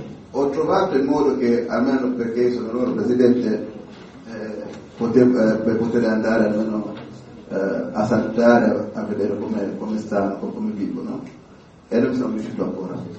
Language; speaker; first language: Italian; non-native, learner; Swahili